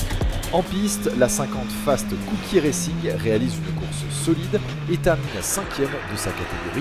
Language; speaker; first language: French; native; French